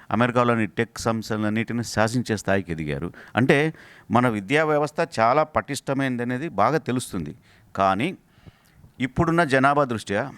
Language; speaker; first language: Telugu; native; Telugu